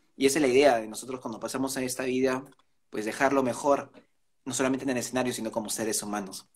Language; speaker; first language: Spanish; native; Spanish